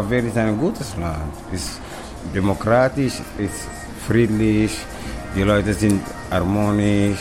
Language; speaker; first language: German; non-native, learner; Kabuverdianu